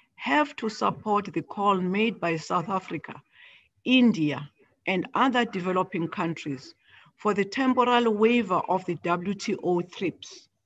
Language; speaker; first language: English; non-native, local second language; Xhosa